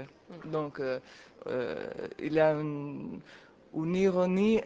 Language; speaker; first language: French; non-native, fluent; Italian